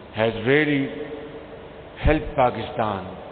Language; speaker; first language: English; non-native, local second language; Urdu